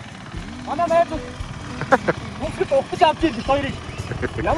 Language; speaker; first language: Mongolian; native; Mongolian